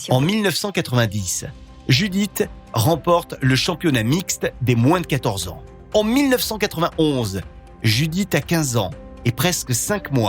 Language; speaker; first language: French; native; French